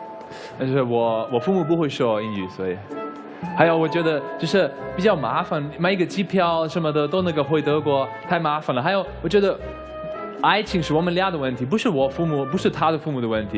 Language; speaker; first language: Chinese; non-native, learner; German